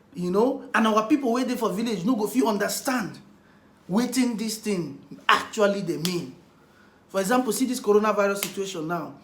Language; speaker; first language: Nigerian Pidgin; non-native, local second language; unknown